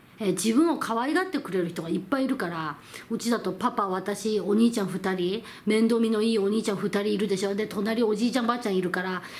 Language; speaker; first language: Japanese; non-native, fluent; Korean